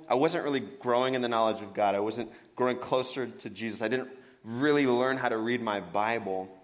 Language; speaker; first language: English; native; English